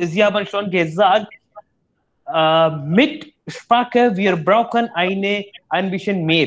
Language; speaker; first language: German; non-native, learner; Hindi